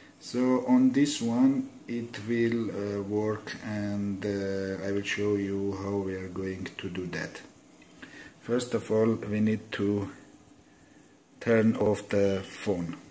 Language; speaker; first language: English; non-native, fluent; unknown